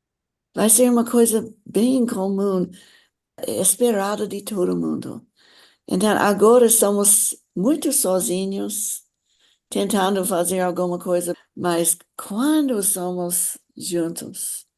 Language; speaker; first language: Portuguese; non-native, fluent; English